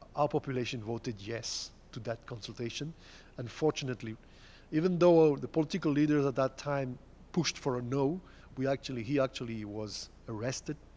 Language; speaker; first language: English; non-native, fluent; French